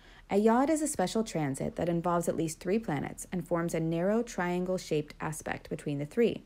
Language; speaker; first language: English; native; English